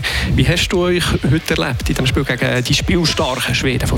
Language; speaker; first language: German; native; German